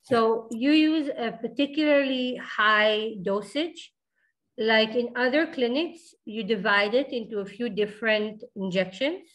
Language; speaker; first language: English; non-native, fluent; Hebrew